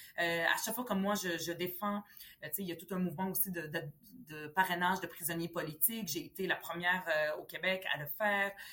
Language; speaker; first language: French; early bilingual, other home language; Arabic